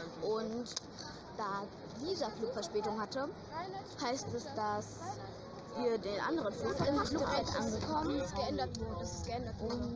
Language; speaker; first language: German; early bilingual, other home language; French